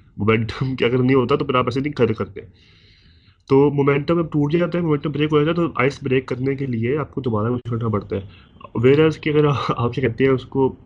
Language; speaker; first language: Urdu; native; Urdu